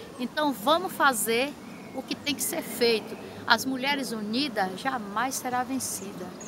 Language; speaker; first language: Portuguese; native; Portuguese